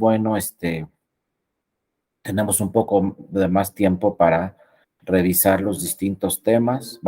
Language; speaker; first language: Spanish; native; Spanish